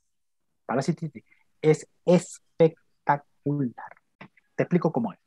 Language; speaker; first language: Spanish; native; Spanish